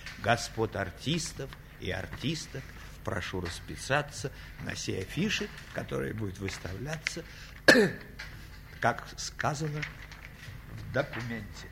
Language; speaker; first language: Russian; native; Russian